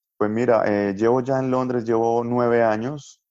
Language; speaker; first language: Spanish; native; Spanish